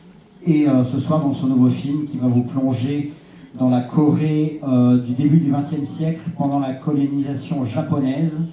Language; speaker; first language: French; native; French